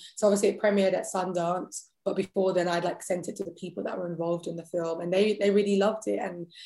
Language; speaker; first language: English; native; English